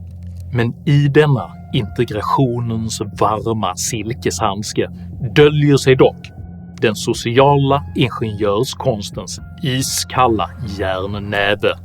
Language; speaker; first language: Swedish; native; Swedish